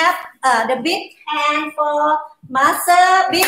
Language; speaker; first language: English; non-native, learner; Thai